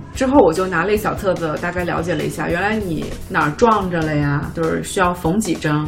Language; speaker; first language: Chinese; native; Chinese